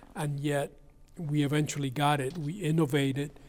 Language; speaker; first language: English; early bilingual, other home language; Spanish